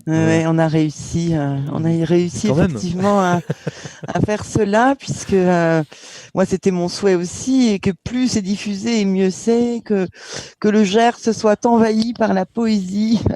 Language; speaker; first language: French; native; French